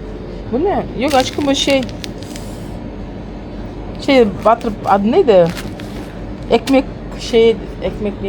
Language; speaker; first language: Turkish; non-native, learner; Kazakh